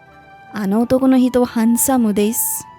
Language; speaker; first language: Japanese; non-native, fluent; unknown